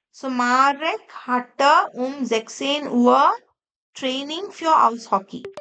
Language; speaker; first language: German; non-native, fluent; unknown